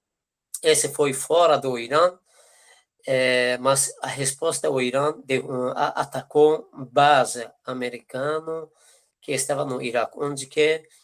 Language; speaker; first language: Portuguese; non-native, fluent; Persian